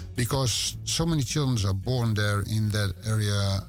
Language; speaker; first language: English; non-native, fluent; Dutch